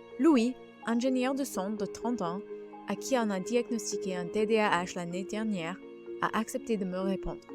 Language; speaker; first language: French; native; French